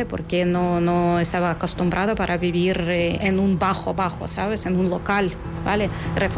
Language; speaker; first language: Spanish; non-native, fluent; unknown